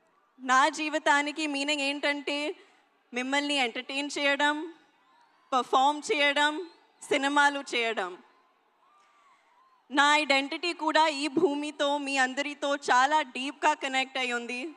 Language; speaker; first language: Telugu; non-native, learner; Hindi